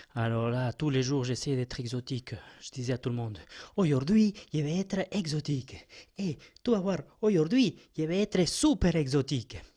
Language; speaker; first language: French; non-native, fluent; Spanish